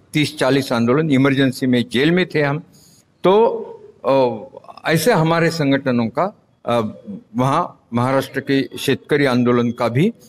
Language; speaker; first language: Hindi; non-native, local second language; Marathi